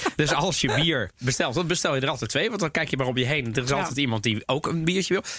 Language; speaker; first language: Dutch; early bilingual, other home language; Italian